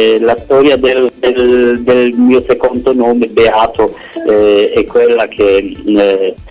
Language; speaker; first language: Italian; early bilingual, heritage; Italian